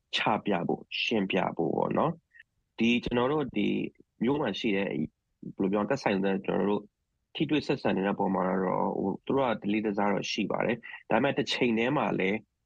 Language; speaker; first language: Burmese; non-native, local second language; S'gaw Karen